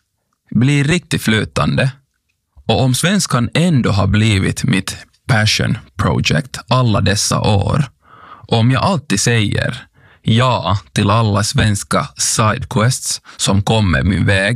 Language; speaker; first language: Swedish; non-native, local second language; Finnish